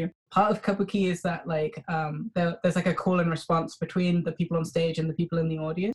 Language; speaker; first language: English; native; English